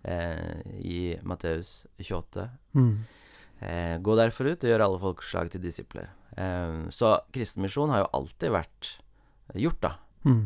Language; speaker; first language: Norwegian; early bilingual, heritage; Norwegian